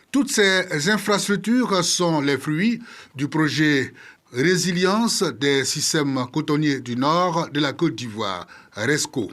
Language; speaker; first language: French; native; French